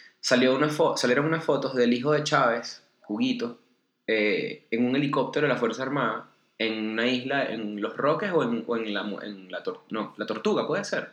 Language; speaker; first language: Spanish; native; Spanish